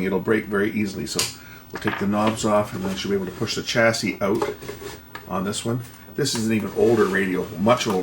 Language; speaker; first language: English; native; English